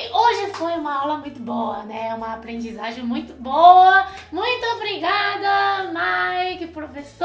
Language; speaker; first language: Portuguese; non-native, fluent; Chinese